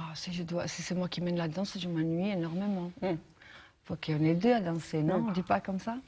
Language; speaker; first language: French; non-native, fluent; Italian